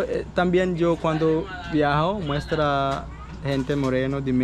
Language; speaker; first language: Spanish; non-native, learner; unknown